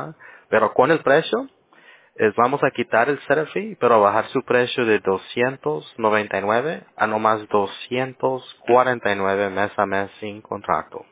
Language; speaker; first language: Spanish; early bilingual, heritage; Spanish